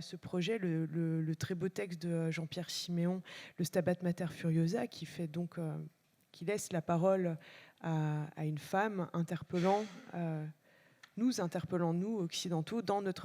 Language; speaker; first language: French; native; French